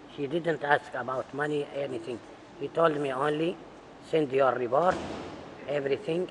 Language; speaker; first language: English; non-native, learner; Arabic